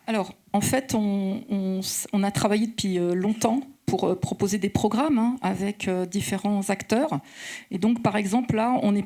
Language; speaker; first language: French; native; French